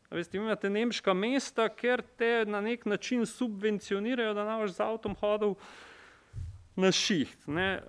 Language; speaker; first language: Slovenian; native; Slovenian